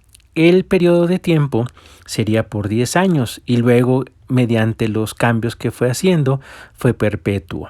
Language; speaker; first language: Spanish; native; Spanish